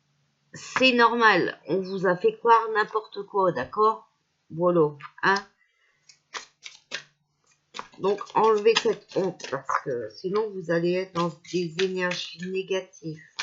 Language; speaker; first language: French; native; French